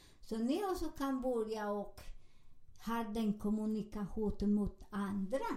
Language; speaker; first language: Swedish; non-native, learner; Spanish